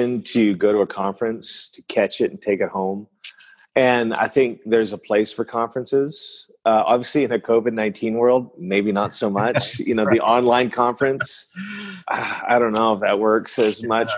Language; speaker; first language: English; non-native, fluent; French